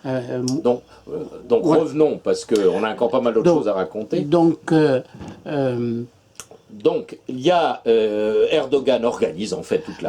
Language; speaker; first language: French; native; French